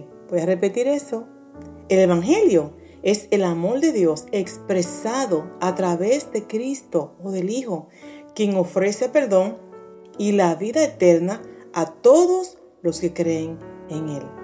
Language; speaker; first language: Spanish; native; Spanish